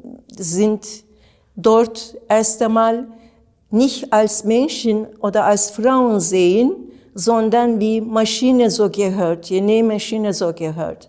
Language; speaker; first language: German; non-native, learner; Turkish